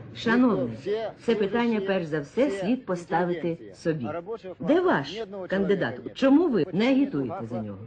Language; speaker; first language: Ukrainian; native; Ukrainian